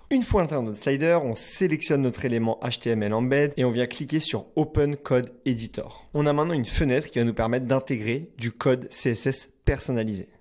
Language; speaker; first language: French; native; French